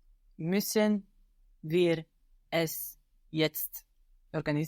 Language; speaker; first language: German; non-native, learner; English